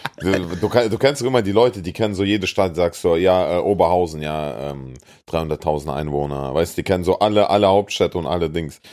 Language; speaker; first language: German; early bilingual, other home language; Russian